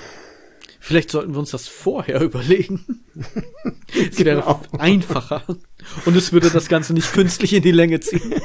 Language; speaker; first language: German; native; German